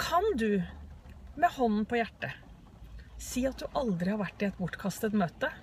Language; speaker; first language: Norwegian; native; Norwegian